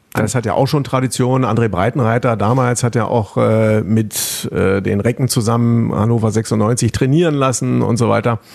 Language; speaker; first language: German; native; German